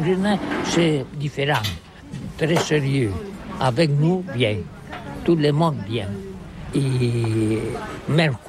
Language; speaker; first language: French; non-native, learner; Catalan